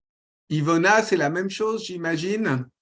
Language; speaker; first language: French; native; French